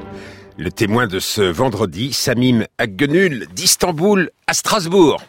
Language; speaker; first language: French; native; French